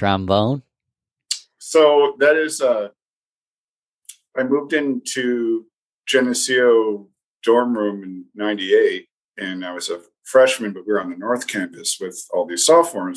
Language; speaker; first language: English; native; English